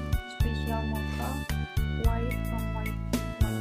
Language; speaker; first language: English; non-native, learner; Indonesian